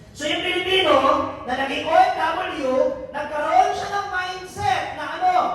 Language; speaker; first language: Filipino; non-native, local second language; Bikol